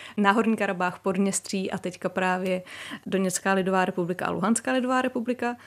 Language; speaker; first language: Czech; native; Czech